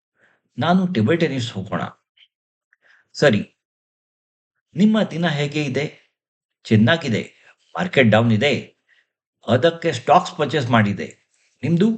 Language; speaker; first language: Kannada; non-native, learner; Marathi